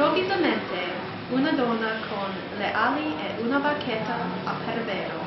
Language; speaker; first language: Italian; non-native, learner; English